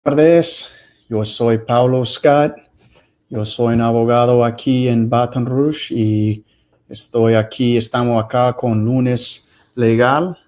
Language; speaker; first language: Spanish; non-native, fluent; English